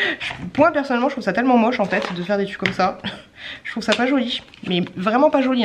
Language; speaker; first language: French; native; French